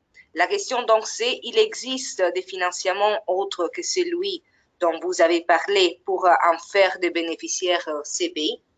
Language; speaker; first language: French; non-native, fluent; Italian